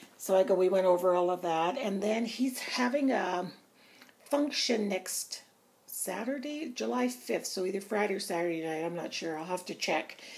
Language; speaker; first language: English; native; English